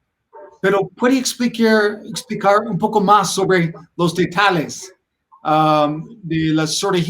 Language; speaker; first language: Spanish; non-native, learner; English